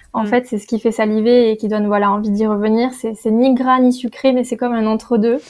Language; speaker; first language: French; native; French